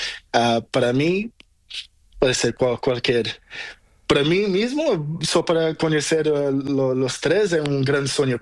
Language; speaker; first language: Spanish; non-native, learner; Portuguese